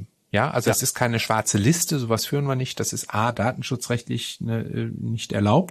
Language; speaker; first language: German; native; German